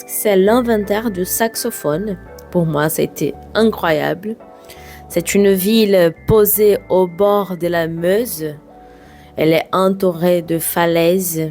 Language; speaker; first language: French; non-native, fluent; Portuguese